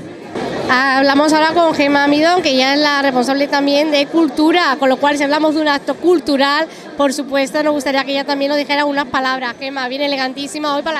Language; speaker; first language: Spanish; native; Spanish